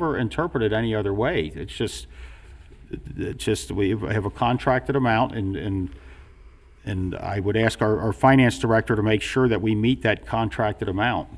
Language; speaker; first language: English; native; English